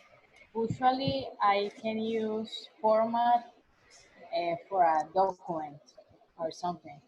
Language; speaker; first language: English; non-native, learner; Spanish